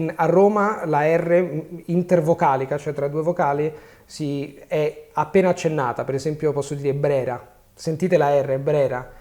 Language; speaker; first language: Italian; native; Italian